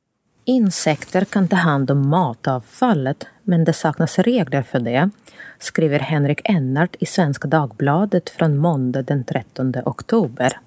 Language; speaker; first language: Swedish; non-native, fluent; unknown